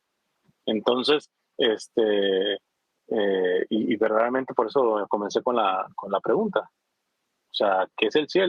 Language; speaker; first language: Spanish; native; Spanish